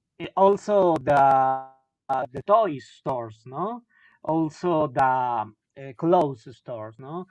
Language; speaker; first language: English; non-native, learner; Spanish